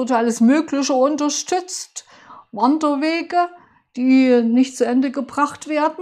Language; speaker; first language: German; native; German